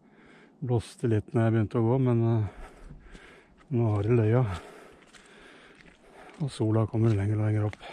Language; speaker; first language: Norwegian; native; Norwegian